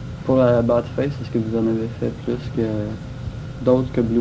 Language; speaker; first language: French; native; French